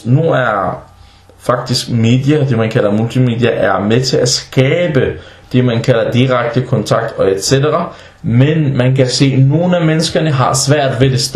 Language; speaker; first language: Danish; early bilingual, other home language; Arabic